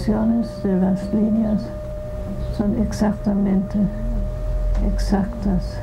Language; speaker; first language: Spanish; non-native, fluent; German